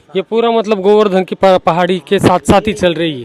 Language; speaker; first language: Hindi; non-native, local second language; Marathi